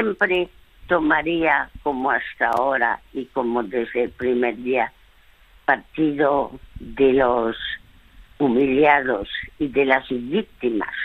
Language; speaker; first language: Spanish; early bilingual, other home language; French